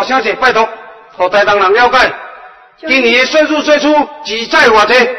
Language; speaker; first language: Chinese; native; Chinese